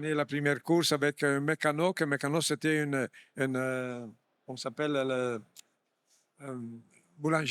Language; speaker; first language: French; non-native, fluent; Italian